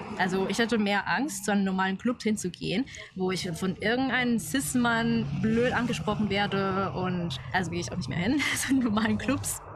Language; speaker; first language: German; non-native, fluent; Italian